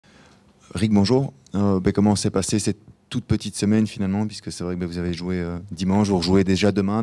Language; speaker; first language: French; native; French